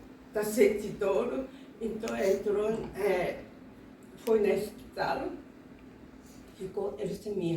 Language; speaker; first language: Portuguese; non-native, learner; Japanese